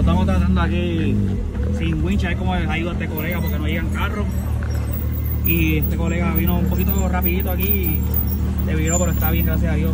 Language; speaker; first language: Spanish; native; Spanish